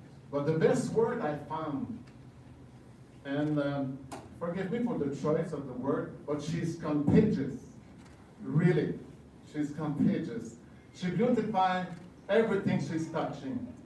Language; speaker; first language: English; non-native, fluent; French